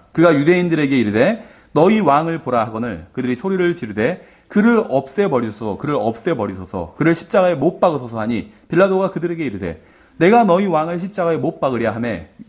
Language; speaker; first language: Korean; native; Korean